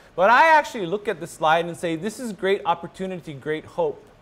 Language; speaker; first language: English; native; English